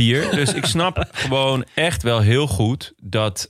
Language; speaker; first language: Dutch; native; Dutch